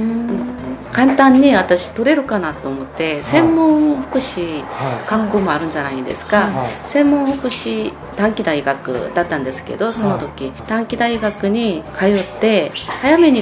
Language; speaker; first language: Japanese; non-native, fluent; Korean